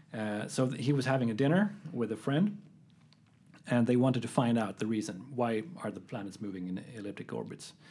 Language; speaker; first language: English; non-native, fluent; Swedish